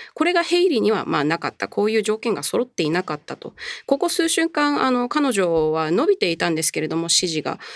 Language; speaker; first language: Japanese; early bilingual, heritage; Japanese